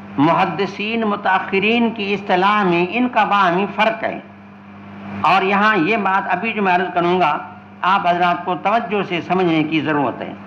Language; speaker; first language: Urdu; non-native, local second language; Sindhi